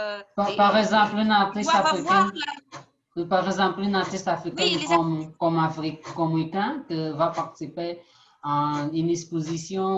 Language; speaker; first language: French; non-native, learner; Portuguese